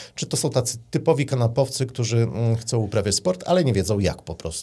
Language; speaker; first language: Polish; native; Polish